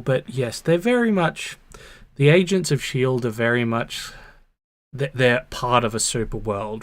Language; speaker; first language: English; native; English